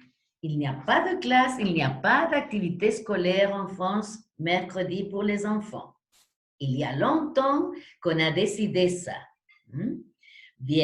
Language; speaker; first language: French; non-native, fluent; Spanish